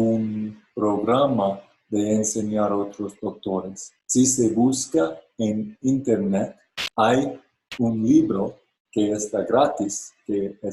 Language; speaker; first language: Spanish; non-native, fluent; English